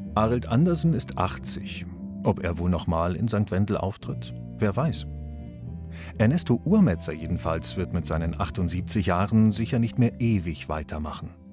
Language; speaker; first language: German; native; German